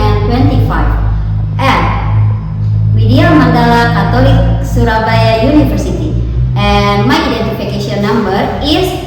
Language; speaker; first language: English; non-native, learner; Indonesian